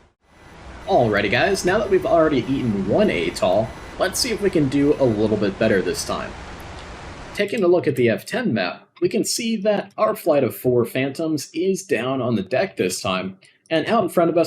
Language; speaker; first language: English; native; English